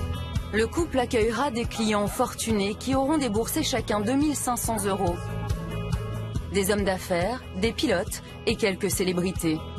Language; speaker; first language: French; native; French